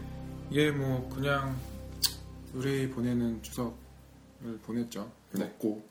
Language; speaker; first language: Korean; native; Korean